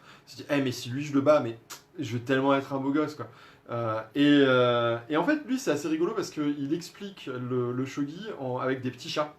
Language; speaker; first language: French; native; French